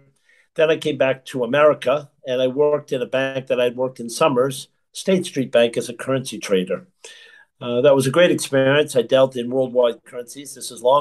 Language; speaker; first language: English; native; English